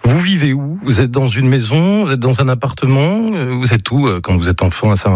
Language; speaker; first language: French; native; French